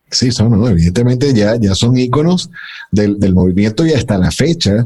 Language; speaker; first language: Spanish; native; Spanish